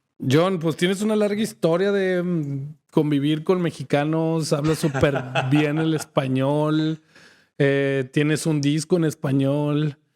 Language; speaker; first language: Spanish; native; Spanish